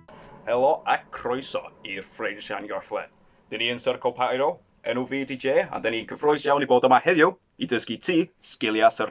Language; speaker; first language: Welsh; non-native, learner; English